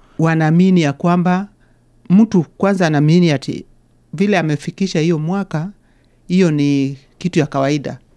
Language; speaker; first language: Swahili; non-native, local second language; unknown